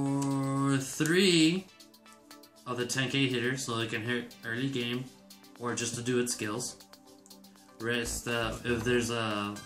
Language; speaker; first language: English; native; English